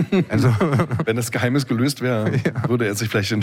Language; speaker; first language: German; native; German